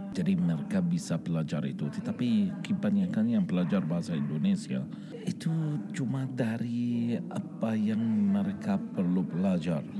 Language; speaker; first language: Indonesian; non-native, fluent; Arabic